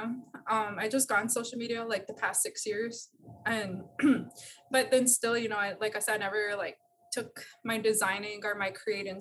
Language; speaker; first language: English; native; English